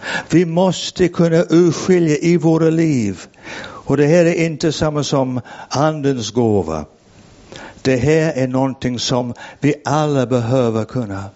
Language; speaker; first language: Swedish; non-native, fluent; English